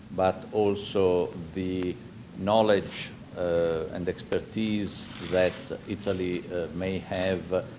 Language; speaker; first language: English; non-native, fluent; Italian